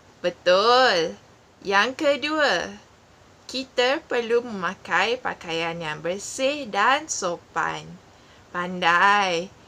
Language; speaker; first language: Malay; non-native, local second language; Iban